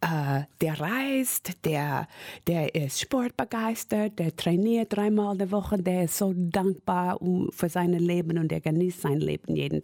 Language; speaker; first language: German; non-native, fluent; English